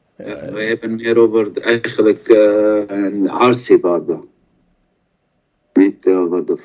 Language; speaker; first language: Dutch; non-native, learner; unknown